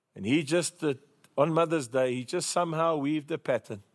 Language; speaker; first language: English; native; English